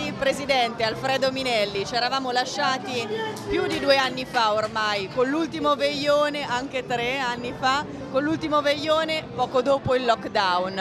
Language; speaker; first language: Italian; native; Italian